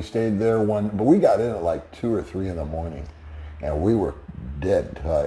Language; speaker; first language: English; native; English